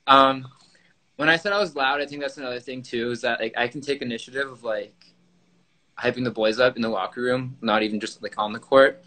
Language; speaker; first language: English; native; English